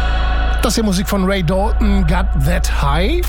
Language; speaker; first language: German; native; German